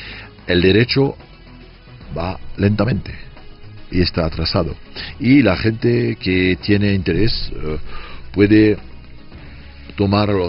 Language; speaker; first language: Spanish; non-native, fluent; French